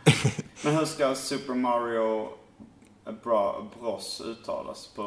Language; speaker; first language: Swedish; native; Swedish